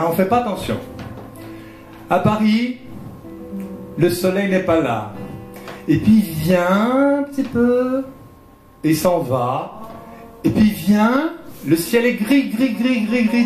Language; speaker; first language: French; non-native, fluent; Portuguese